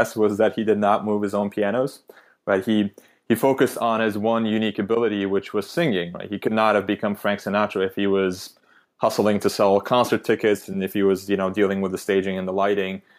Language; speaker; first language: English; non-native, fluent; Turkish